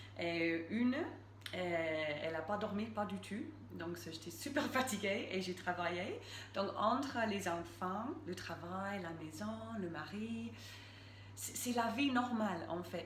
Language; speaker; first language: French; non-native, fluent; English